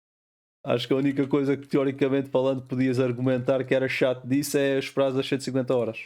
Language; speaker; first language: Portuguese; native; Portuguese